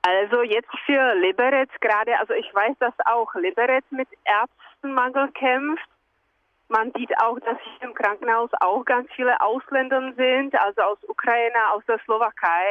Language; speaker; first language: German; non-native, fluent; Czech